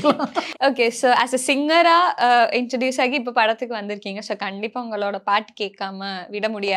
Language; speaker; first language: Tamil; native; Tamil